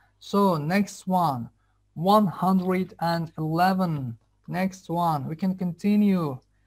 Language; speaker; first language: English; non-native, fluent; Azerbaijani